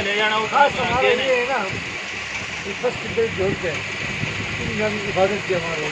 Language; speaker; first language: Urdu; non-native, local second language; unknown